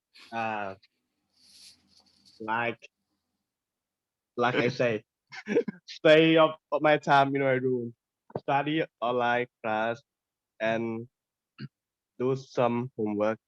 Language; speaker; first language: English; non-native, learner; Thai